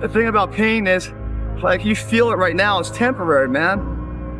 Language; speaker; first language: English; native; English